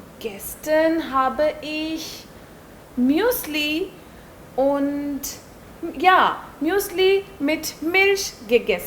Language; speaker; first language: German; non-native, learner; Hindi